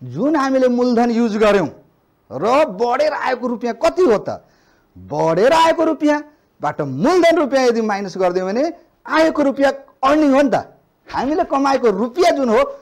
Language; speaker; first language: Nepali; non-native, local second language; Maithili